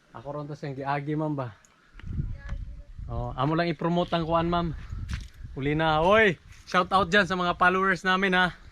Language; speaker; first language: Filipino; non-native, local second language; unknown